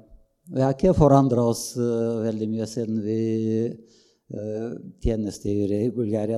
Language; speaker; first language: Norwegian; non-native, fluent; Bulgarian